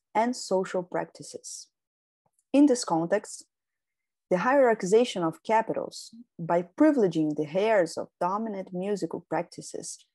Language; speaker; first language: English; non-native, fluent; Portuguese